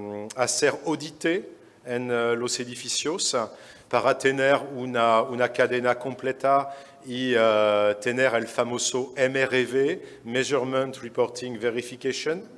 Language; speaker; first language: Spanish; non-native, fluent; French